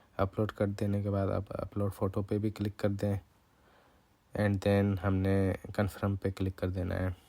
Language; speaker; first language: Urdu; non-native, local second language; Punjabi